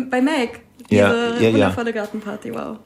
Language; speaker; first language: German; native; German